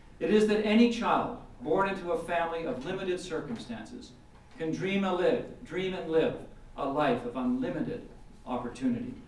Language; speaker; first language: English; native; English